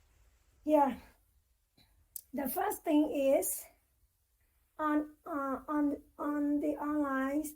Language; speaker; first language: English; non-native, fluent; Burmese